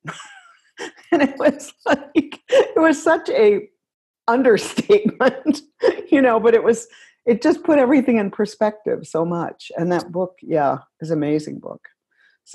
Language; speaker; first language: English; native; English